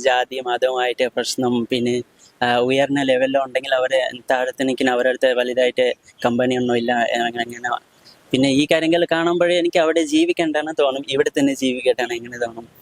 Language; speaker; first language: Malayalam; non-native, local second language; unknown